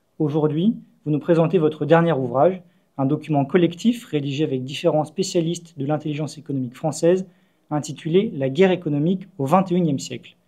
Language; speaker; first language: French; native; French